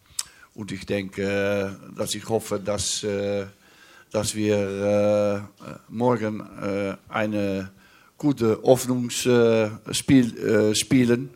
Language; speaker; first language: German; non-native, learner; Dutch